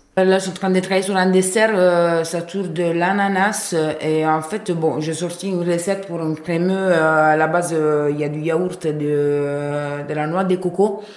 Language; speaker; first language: French; non-native, fluent; Italian